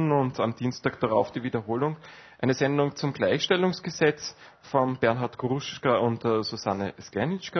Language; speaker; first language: German; native; German